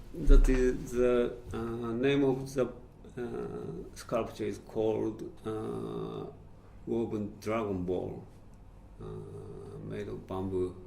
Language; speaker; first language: English; non-native, fluent; Japanese